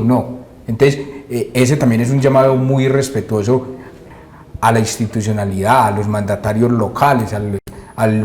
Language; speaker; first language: Spanish; native; Spanish